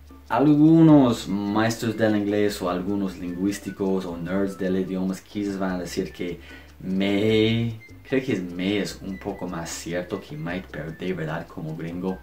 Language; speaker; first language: Spanish; non-native, fluent; English